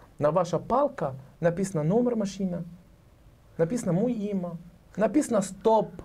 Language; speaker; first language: Russian; non-native, learner; Arabic